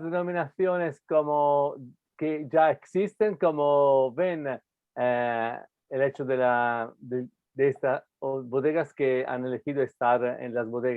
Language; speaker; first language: Spanish; non-native, fluent; Italian